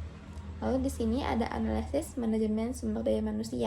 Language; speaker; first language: Indonesian; native; Indonesian